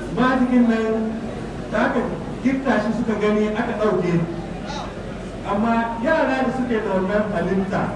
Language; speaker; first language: Hausa; native; Hausa